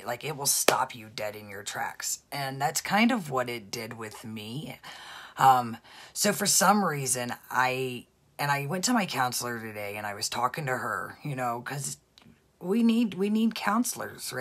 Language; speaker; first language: English; native; English